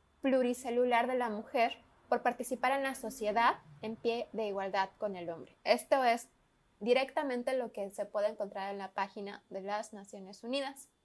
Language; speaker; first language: Spanish; native; Spanish